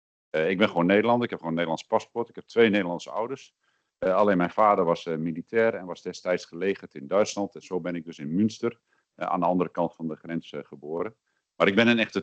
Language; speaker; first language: Dutch; native; Dutch